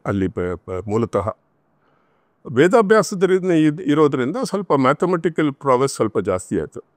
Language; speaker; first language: Kannada; non-native, local second language; Tamil